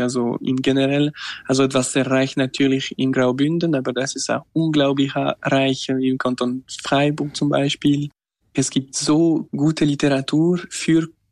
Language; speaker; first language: German; non-native, local second language; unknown